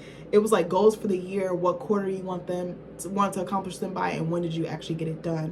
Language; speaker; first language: English; native; English